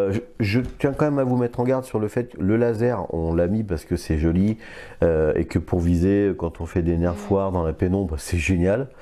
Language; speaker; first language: French; native; French